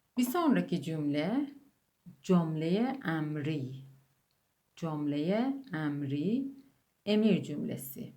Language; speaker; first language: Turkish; non-native, fluent; Persian